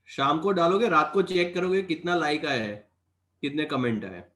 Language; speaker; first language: Hindi; non-native, local second language; Gujarati